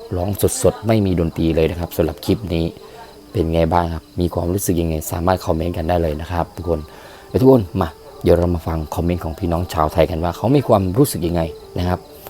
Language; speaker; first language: Thai; native; Thai